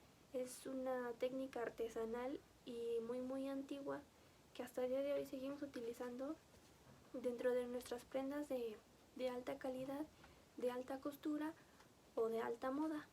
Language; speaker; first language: Spanish; native; Spanish